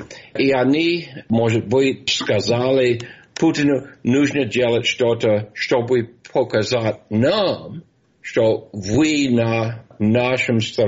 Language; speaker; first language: Russian; non-native, fluent; English